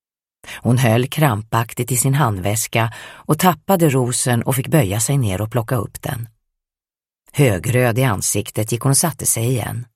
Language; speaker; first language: Swedish; native; Swedish